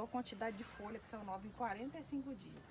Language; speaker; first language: Portuguese; native; Portuguese